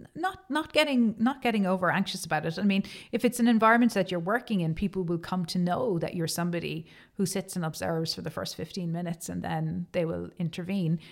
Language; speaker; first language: English; native; English